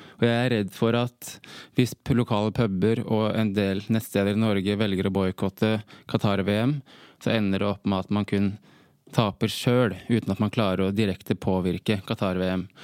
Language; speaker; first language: Norwegian; native; Norwegian